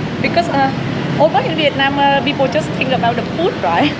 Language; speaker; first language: English; non-native, learner; Vietnamese